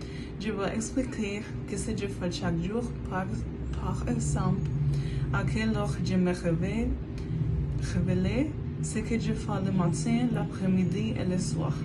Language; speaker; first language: French; non-native, learner; Spanish